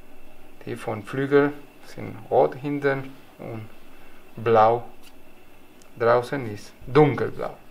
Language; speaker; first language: German; non-native, learner; Spanish